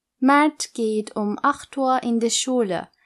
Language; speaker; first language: German; non-native, fluent; Turkish